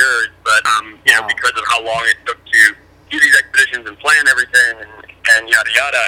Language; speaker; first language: English; native; English